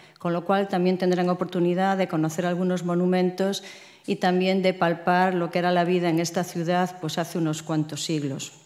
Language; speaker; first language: Spanish; native; Spanish